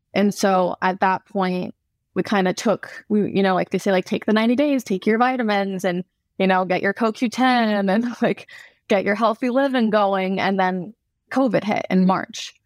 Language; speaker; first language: English; native; English